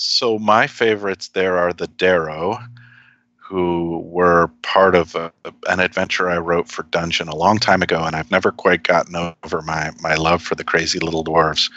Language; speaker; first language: English; native; English